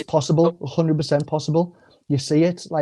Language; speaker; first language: English; native; English